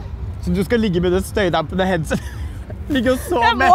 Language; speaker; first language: Norwegian; native; Norwegian